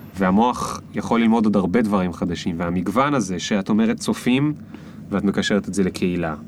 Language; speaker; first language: Hebrew; native; Hebrew